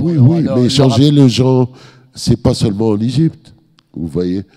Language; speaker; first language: French; non-native, fluent; Arabic